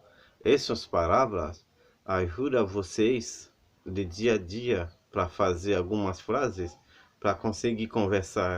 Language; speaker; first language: Portuguese; non-native, learner; Haitian Creole